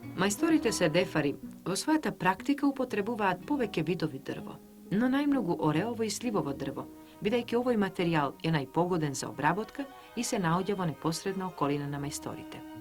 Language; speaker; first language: Macedonian; native; Macedonian